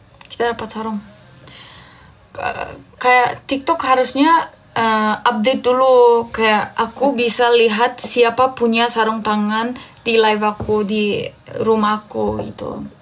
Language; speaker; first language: Indonesian; non-native, fluent; Turkish